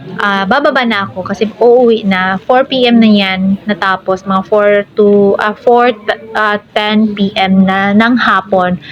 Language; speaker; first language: Filipino; non-native, local second language; Cebuano